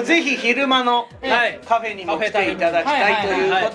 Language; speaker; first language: Japanese; native; Japanese